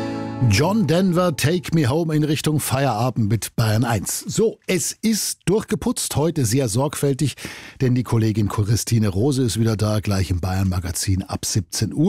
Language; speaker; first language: German; native; German